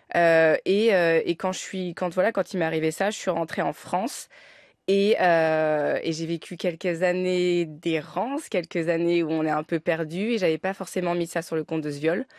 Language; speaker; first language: French; native; French